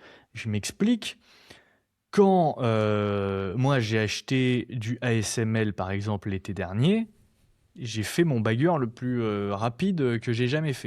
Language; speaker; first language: French; native; French